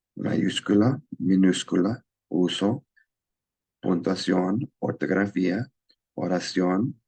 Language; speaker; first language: Spanish; non-native, learner; English